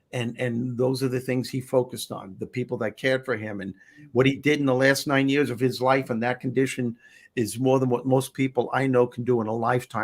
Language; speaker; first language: English; native; English